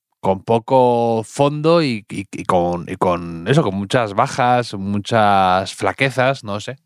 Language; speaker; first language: Spanish; native; Spanish